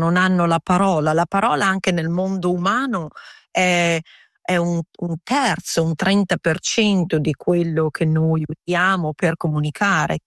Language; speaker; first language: Italian; early bilingual, heritage; Italian